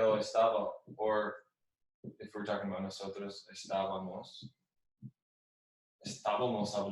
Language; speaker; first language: Spanish; non-native, fluent; English